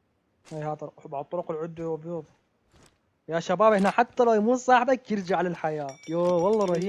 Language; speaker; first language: Arabic; native; Arabic